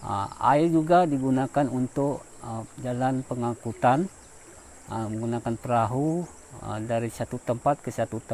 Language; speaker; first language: Indonesian; non-native, local second language; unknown